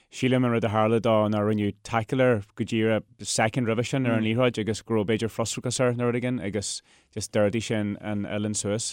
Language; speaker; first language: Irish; non-native, local second language; English